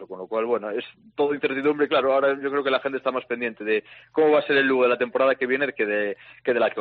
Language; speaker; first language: Spanish; native; Spanish